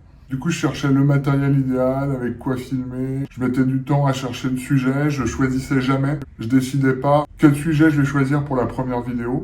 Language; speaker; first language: French; native; French